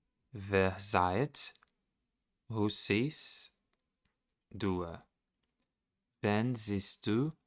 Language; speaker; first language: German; non-native, learner; Portuguese